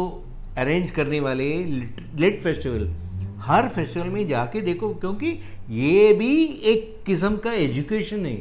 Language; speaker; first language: Hindi; non-native, local second language; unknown